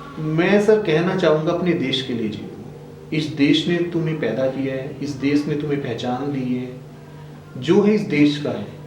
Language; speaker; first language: Hindi; native; Hindi